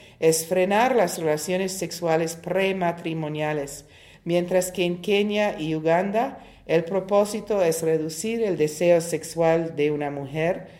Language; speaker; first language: Spanish; non-native, fluent; Italian